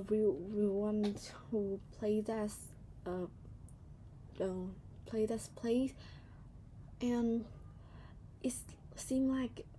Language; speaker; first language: English; non-native, learner; Vietnamese